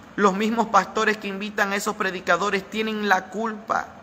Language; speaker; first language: Spanish; native; Spanish